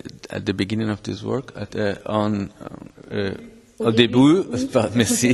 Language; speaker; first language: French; non-native, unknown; Portuguese